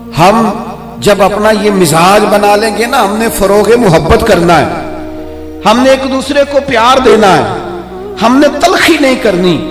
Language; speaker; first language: Urdu; non-native, local second language; Punjabi